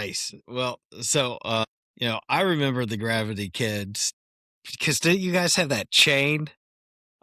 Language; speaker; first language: English; native; English